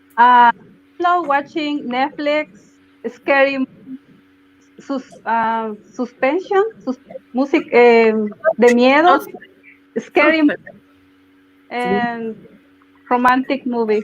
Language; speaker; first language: English; non-native, learner; Spanish